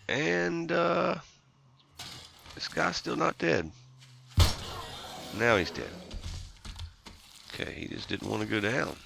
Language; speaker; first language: English; native; English